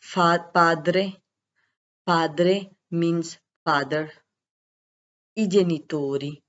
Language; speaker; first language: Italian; non-native, fluent; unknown